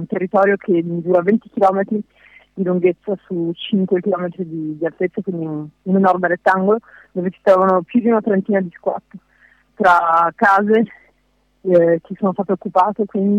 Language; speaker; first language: Italian; non-native, fluent; French